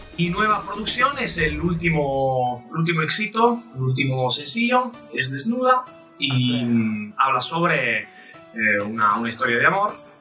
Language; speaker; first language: Spanish; non-native, fluent; Italian